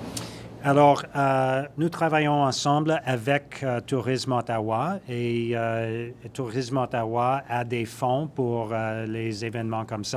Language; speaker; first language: French; non-native, learner; English